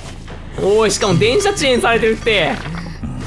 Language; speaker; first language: Japanese; native; Japanese